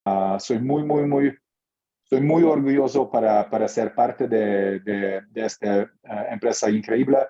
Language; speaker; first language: Spanish; non-native, learner; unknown